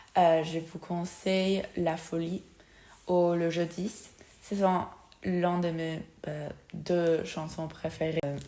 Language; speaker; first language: French; non-native, fluent; Spanish